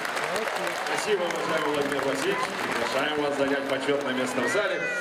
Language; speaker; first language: Russian; native; Russian